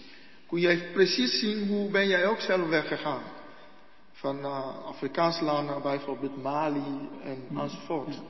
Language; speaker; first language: Dutch; non-native, learner; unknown